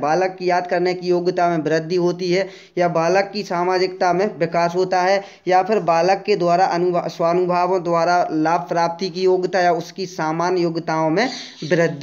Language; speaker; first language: Hindi; native; Hindi